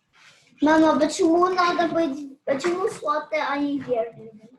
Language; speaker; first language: Russian; early bilingual, heritage; Russian